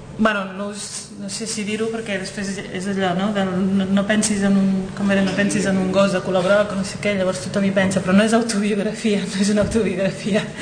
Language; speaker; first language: Catalan; early bilingual, other home language; Riffian